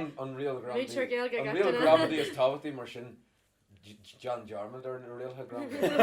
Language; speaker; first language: Irish; non-native, local second language; English